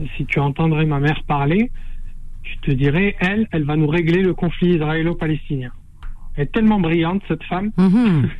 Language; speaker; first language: French; non-native, local second language; Arabic